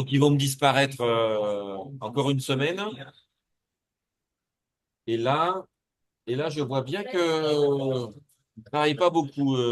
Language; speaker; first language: French; native; French